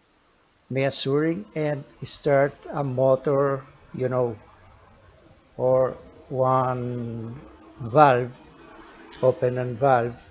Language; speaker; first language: English; non-native, learner; Portuguese